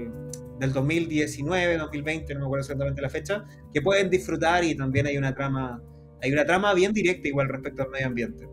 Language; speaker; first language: Spanish; native; Spanish